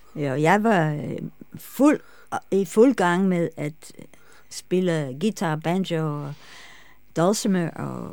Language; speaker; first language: Danish; non-native, fluent; English